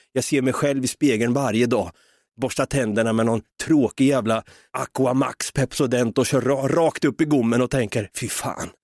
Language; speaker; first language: Swedish; native; Swedish